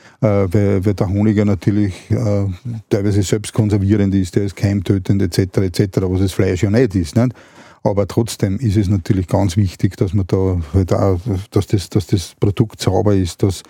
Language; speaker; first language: German; native; German